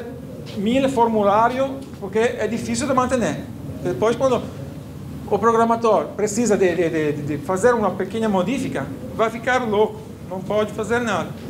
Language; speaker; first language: Portuguese; non-native, fluent; Italian